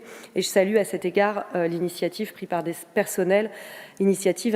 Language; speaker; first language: French; native; French